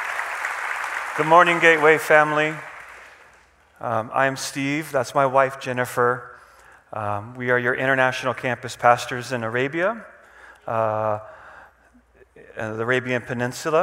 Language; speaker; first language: English; non-native, fluent; Czech